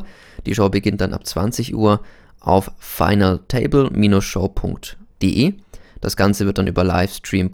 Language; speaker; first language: German; native; German